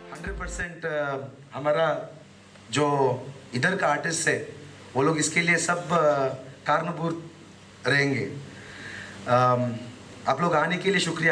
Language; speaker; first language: Hindi; non-native, local second language; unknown